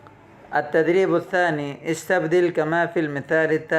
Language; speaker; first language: Arabic; non-native, fluent; Urdu